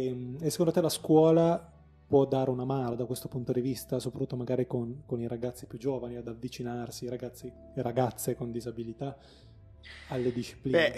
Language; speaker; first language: Italian; native; Italian